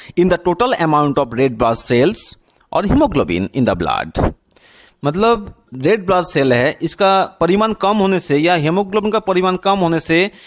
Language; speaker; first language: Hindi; non-native, local second language; Bangla